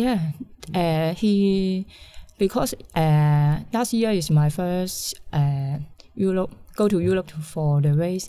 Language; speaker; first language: English; non-native, learner; Cantonese